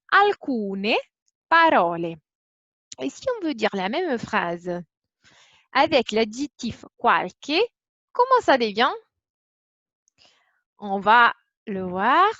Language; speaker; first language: French; non-native, fluent; Italian